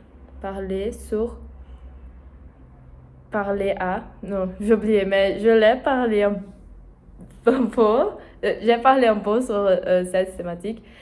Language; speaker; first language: French; non-native, learner; Portuguese